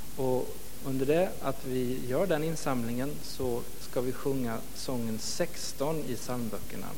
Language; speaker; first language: Swedish; native; Swedish